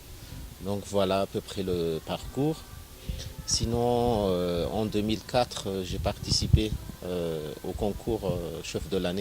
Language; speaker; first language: French; non-native, local second language; Malagasy